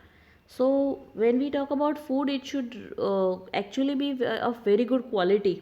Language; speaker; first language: English; non-native, local second language; Hindi